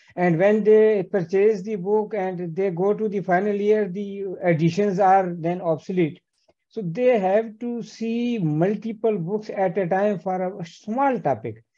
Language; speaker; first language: English; non-native, local second language; Urdu